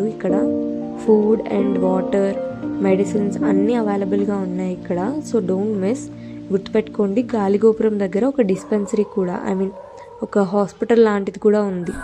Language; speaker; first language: Telugu; native; Telugu